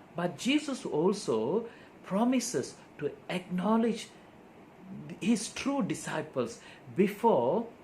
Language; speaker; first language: English; non-native, local second language; Tamil